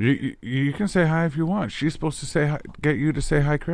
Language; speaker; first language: English; native; English